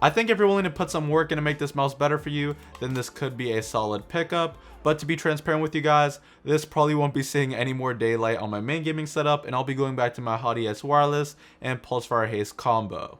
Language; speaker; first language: English; native; English